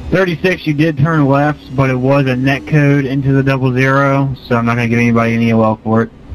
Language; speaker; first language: English; native; English